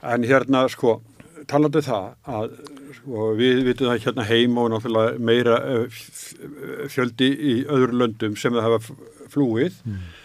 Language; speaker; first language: Icelandic; native; Icelandic